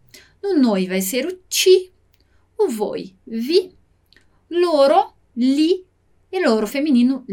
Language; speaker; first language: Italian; non-native, fluent; Portuguese